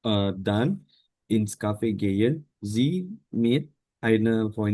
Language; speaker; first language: German; non-native, learner; Indonesian